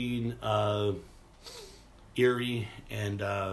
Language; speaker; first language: English; native; English